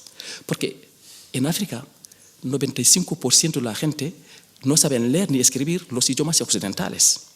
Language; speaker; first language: Spanish; non-native, fluent; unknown